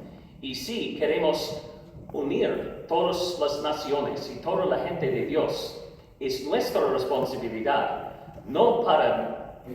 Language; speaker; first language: Spanish; non-native, learner; English